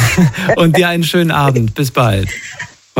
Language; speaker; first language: German; native; German